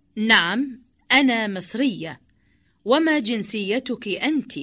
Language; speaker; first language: Arabic; non-native, learner; Indonesian